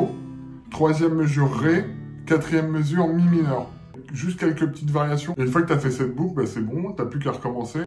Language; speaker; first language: French; native; French